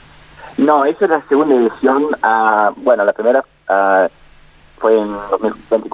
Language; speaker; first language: Spanish; non-native, fluent; English